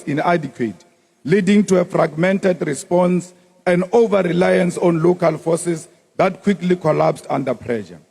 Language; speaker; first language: English; non-native, local second language; Northern Sotho